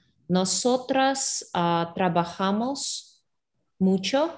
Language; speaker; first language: Spanish; non-native, learner; Russian